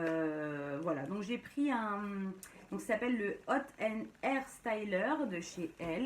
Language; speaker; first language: French; native; French